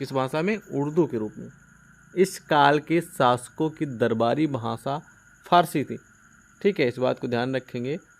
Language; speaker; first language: Hindi; non-native, local second language; Punjabi